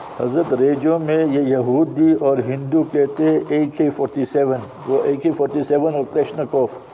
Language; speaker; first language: Urdu; early bilingual, heritage; English